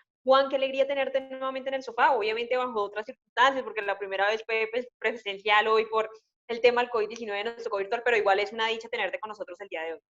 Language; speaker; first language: Spanish; native; Spanish